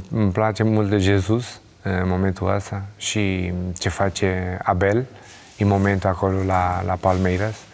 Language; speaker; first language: Romanian; non-native, learner; Portuguese